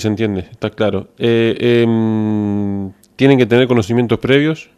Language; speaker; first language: Spanish; native; Spanish